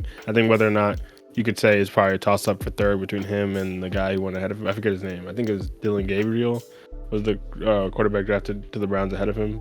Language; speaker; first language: English; native; English